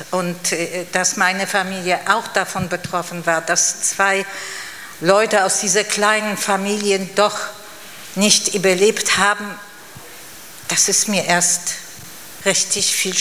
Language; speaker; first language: German; non-native, fluent; Polish